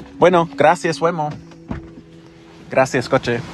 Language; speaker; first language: Spanish; non-native, fluent; English